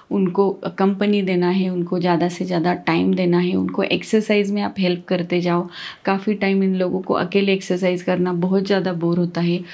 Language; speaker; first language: Hindi; non-native, local second language; Marathi